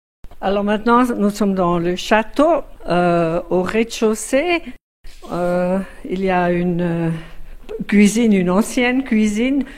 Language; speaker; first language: French; non-native, fluent; German